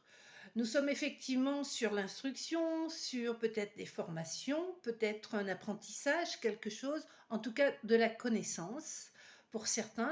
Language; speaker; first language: French; native; French